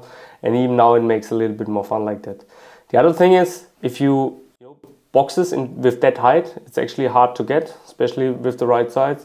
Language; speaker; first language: English; non-native, fluent; German